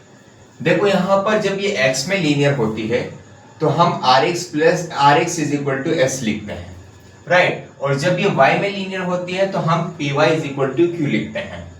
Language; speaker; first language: Hindi; native; Hindi